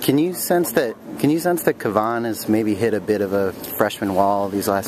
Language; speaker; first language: English; native; English